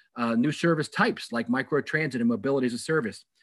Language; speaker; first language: English; native; English